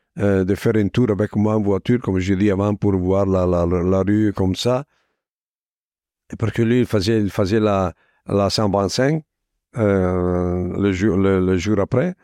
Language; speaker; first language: French; non-native, fluent; Italian